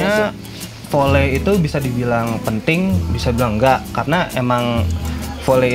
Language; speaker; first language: Indonesian; native; Indonesian